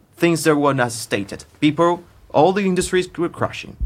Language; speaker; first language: English; non-native, fluent; Spanish